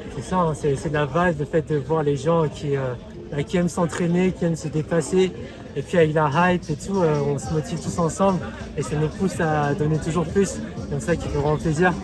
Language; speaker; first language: French; early bilingual, other home language; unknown